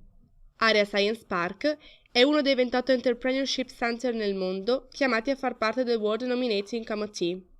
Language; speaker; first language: Italian; native; Italian